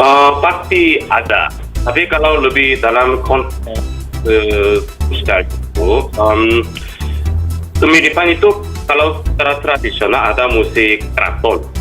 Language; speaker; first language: Indonesian; non-native, fluent; Korean